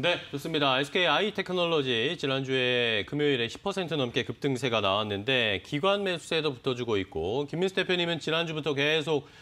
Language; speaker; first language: Korean; native; Korean